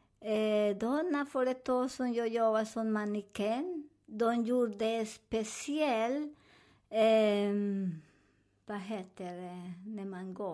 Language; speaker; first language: Swedish; non-native, learner; Spanish